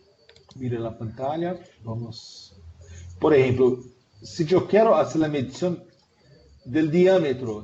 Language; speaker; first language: Spanish; non-native, fluent; Portuguese